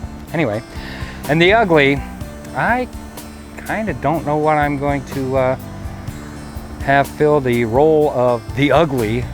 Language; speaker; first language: English; native; English